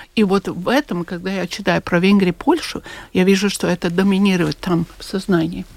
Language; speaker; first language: Russian; non-native, local second language; Latvian